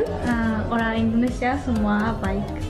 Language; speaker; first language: Indonesian; non-native, learner; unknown